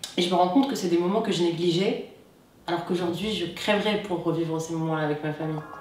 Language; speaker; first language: French; non-native, local second language; Arabic